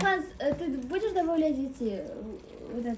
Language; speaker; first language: Russian; non-native, local second language; Kazakh